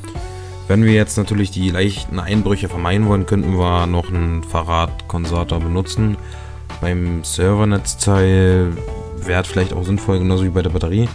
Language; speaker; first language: German; native; German